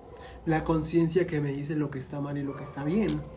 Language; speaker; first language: Spanish; native; Spanish